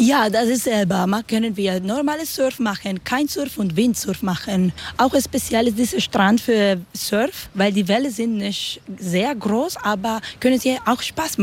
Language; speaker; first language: German; non-native, learner; Spanish